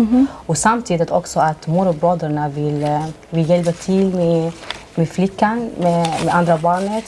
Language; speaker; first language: Swedish; non-native, fluent; Arabic